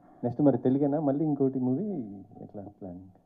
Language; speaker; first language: Telugu; native; Telugu